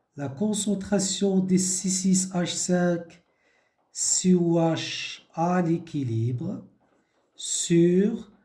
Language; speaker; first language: French; non-native, local second language; Arabic